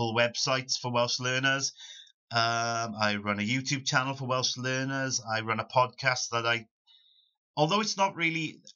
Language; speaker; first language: English; native; English